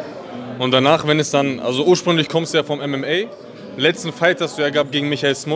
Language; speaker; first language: German; native; German